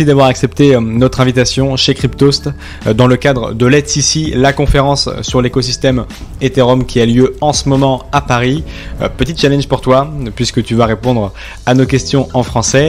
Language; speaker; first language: French; native; French